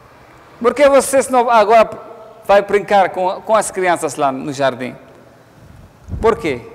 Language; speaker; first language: Portuguese; non-native, learner; Arabic